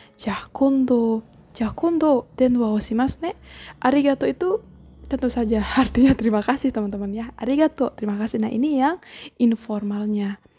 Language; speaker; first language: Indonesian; native; Indonesian